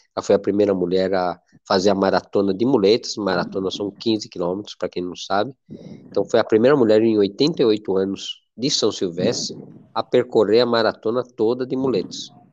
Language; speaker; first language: Portuguese; non-native, fluent; Spanish